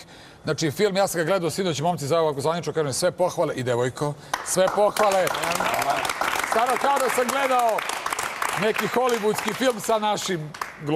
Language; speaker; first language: Serbian; native; Serbian